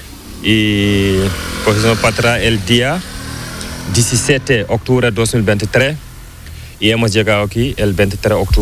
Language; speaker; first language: Spanish; non-native, learner; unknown